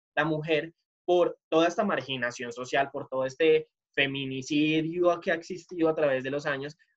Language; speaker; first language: Spanish; native; Spanish